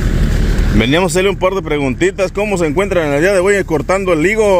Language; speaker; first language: Spanish; native; Spanish